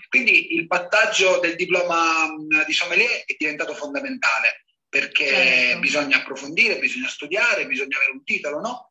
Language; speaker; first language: Italian; native; Italian